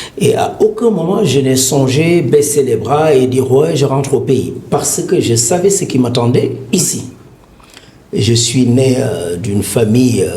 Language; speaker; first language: French; non-native, local second language; Wolof